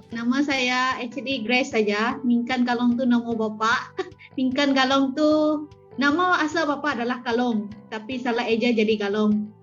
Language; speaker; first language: Malay; non-native, local second language; Iban